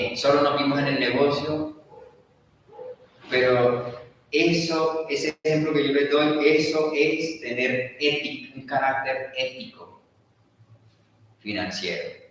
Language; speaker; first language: Spanish; native; Spanish